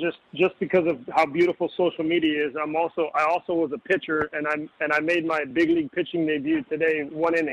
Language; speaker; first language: English; native; English